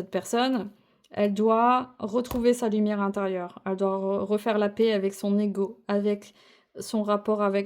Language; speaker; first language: French; native; French